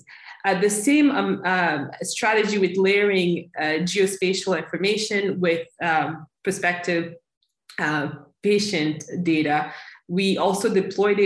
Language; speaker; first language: English; native; English